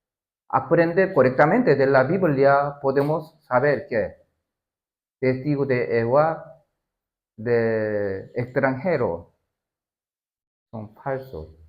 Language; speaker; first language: Spanish; non-native, learner; Korean